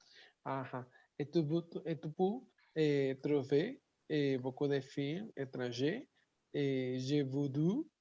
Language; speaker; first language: French; non-native, learner; Spanish